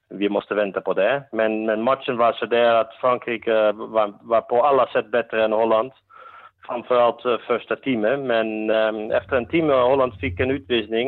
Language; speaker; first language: Swedish; non-native, fluent; Dutch